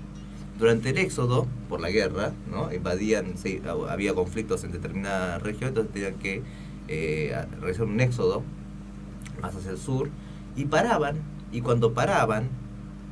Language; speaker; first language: Spanish; early bilingual, other home language; Korean